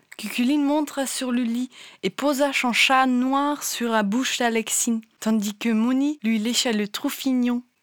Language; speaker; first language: French; non-native, fluent; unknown